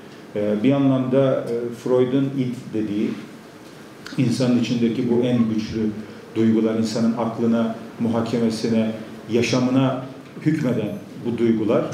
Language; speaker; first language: Turkish; native; Turkish